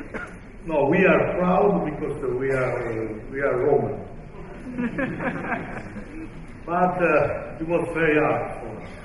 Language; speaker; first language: English; non-native, fluent; Italian